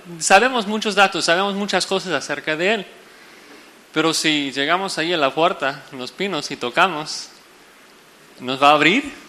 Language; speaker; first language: Spanish; non-native, fluent; English